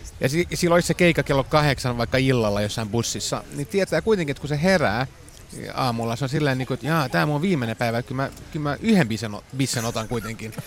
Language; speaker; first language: Finnish; non-native, local second language; Swedish